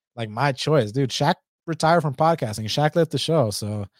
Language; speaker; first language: English; early bilingual, other home language; Spanish